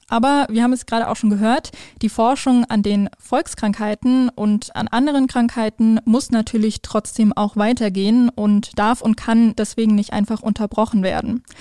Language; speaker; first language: German; native; German